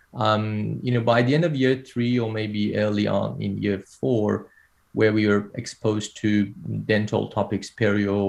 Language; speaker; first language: English; non-native, fluent; Persian